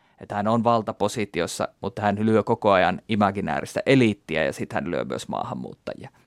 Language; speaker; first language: Finnish; native; Finnish